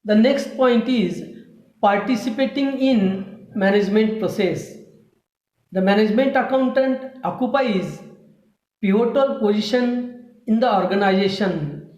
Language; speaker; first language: English; non-native, local second language; Marathi